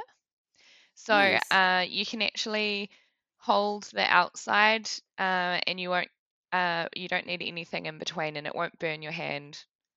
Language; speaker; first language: English; native; English